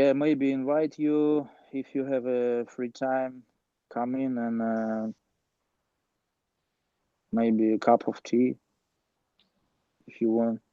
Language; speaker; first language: English; non-native, learner; Russian